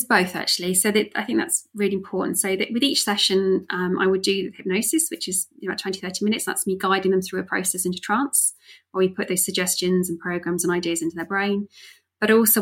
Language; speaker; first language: English; native; English